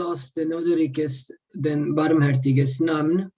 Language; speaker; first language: Swedish; early bilingual, other home language; Urdu